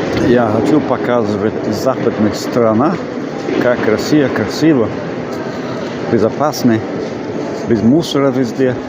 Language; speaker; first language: Russian; non-native, learner; English